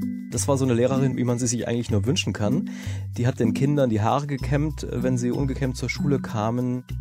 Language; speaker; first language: German; native; German